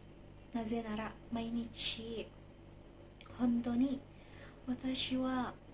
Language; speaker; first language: Japanese; non-native, learner; Indonesian